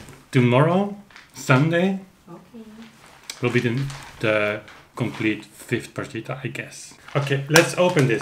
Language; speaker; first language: English; non-native, fluent; Dutch